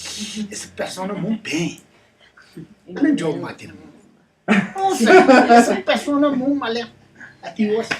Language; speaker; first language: Spanish; non-native, learner; Tibetan